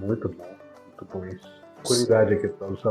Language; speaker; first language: Portuguese; non-native, fluent; Spanish